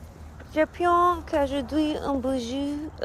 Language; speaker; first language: French; non-native, learner; Spanish